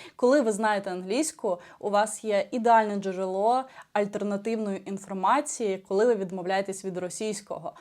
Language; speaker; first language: Ukrainian; non-native, local second language; Russian